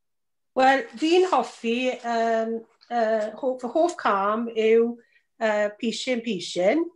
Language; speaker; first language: Welsh; non-native, learner; English